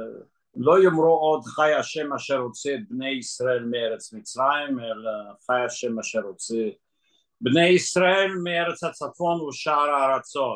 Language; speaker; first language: Hebrew; non-native, fluent; Russian